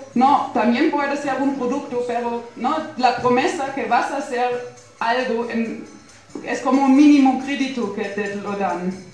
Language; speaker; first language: Spanish; non-native, fluent; German